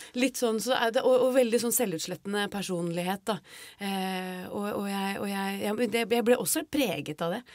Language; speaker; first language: Norwegian; native; Norwegian